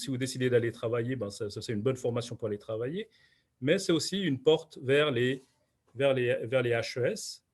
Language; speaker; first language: French; native; French